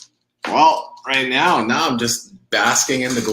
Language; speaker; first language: English; native; English